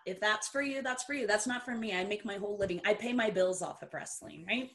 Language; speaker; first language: English; early bilingual, other home language; Portuguese